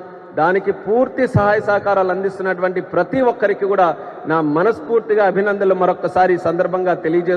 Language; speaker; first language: Telugu; native; Telugu